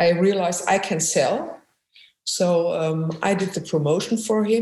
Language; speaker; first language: English; non-native, fluent; German